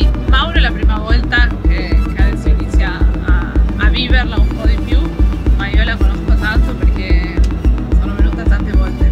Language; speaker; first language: Italian; non-native, fluent; Spanish